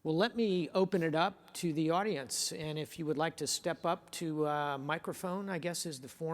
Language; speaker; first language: English; native; English